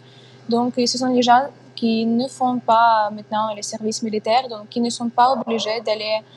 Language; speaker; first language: French; non-native, fluent; Ukrainian